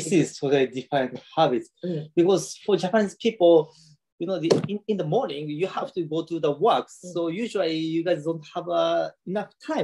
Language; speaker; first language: English; non-native, learner; Japanese